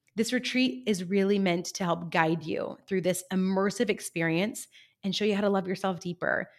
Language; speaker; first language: English; native; English